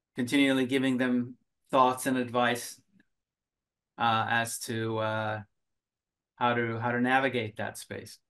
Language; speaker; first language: English; early bilingual, other home language; Finnish